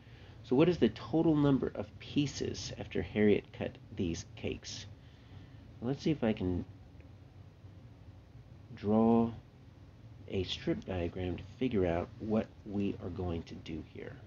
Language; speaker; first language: English; native; English